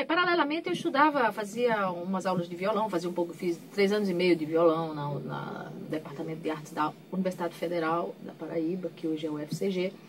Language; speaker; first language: Portuguese; native; Portuguese